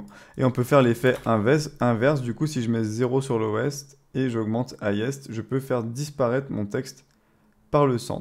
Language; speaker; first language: French; native; French